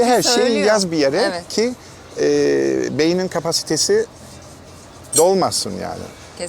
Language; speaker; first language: Turkish; non-native, fluent; German